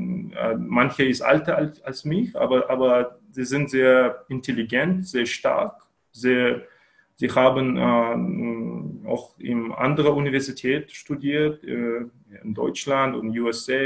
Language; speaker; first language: German; non-native, learner; Kyrgyz